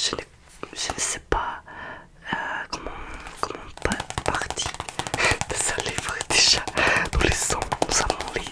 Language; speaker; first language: French; non-native, learner; Russian